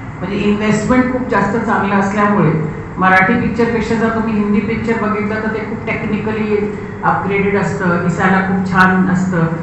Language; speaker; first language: Marathi; non-native, local second language; Hindi